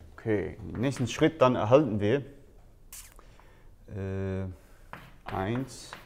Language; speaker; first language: German; non-native, fluent; English